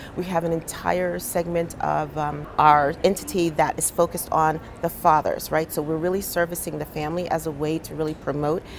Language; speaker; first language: English; native; English